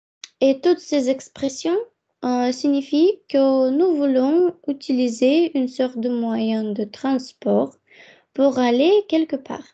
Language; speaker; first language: French; non-native, fluent; Russian